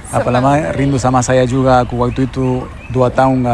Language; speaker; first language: Indonesian; non-native, fluent; Spanish